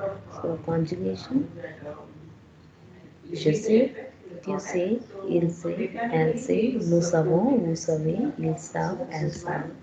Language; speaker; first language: French; non-native, learner; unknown